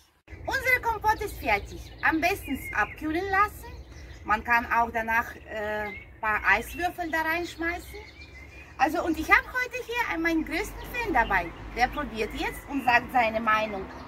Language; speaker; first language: German; non-native, fluent; Russian